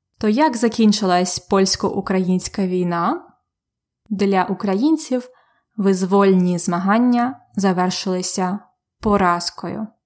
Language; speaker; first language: Ukrainian; native; Ukrainian